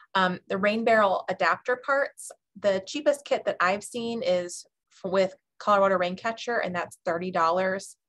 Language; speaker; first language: English; native; English